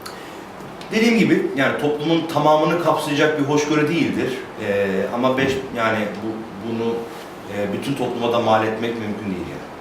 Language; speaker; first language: Turkish; native; Turkish